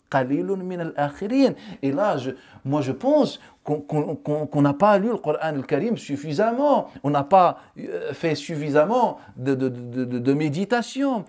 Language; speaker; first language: French; non-native, local second language; Wolof